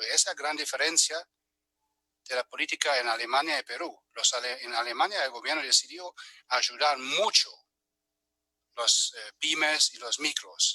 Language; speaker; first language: Spanish; non-native, fluent; German